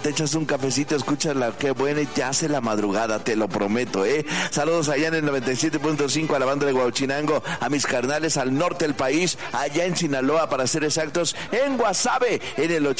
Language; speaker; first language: Spanish; native; Spanish